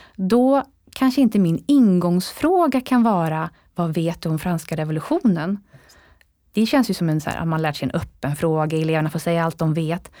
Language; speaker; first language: Swedish; native; Swedish